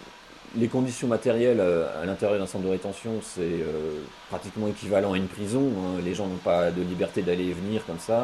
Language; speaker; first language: French; native; French